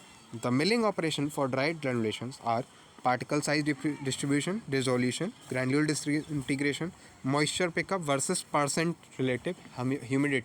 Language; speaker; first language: Hindi; native; Hindi